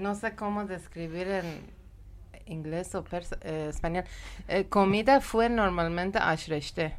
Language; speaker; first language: Spanish; non-native, learner; Persian